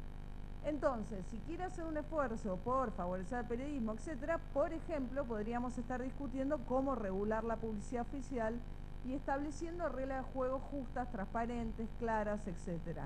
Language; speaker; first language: Spanish; native; Spanish